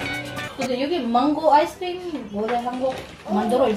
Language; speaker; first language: Korean; non-native, learner; Filipino